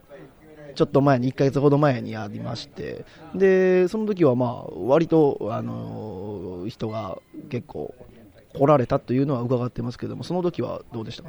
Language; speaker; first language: Japanese; native; Japanese